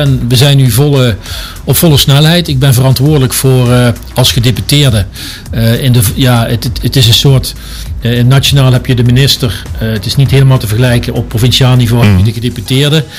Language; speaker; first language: Dutch; native; Dutch